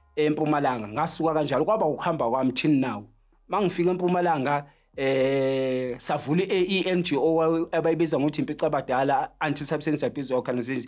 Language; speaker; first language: Zulu; native; Zulu